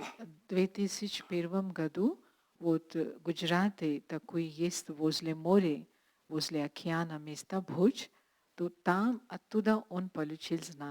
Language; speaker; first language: Russian; non-native, learner; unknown